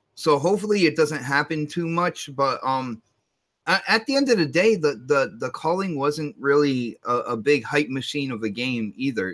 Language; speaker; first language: English; native; English